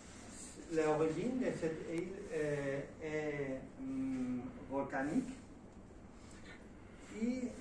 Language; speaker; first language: French; non-native, learner; Spanish